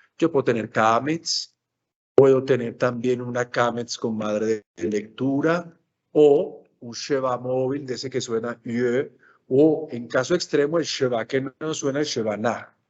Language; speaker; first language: Spanish; native; Spanish